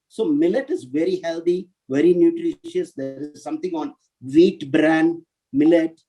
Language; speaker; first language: English; non-native, local second language; Tamil